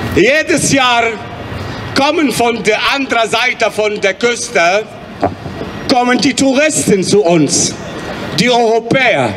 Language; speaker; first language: German; non-native, fluent; Arabic